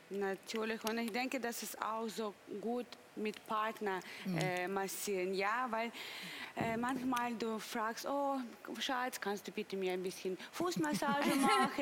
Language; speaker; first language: German; non-native, learner; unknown